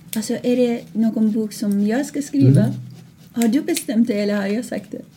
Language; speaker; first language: Swedish; non-native, fluent; Persian